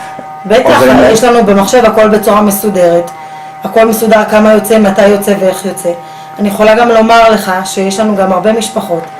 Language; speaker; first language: Hebrew; native; Hebrew